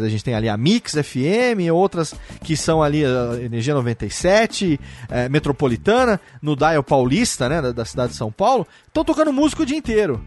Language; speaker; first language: Portuguese; native; Portuguese